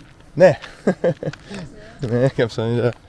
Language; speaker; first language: Korean; non-native, learner; English